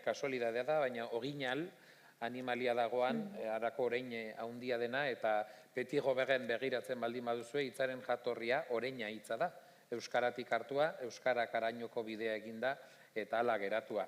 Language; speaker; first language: Basque; native; Basque